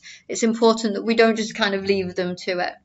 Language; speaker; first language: English; native; English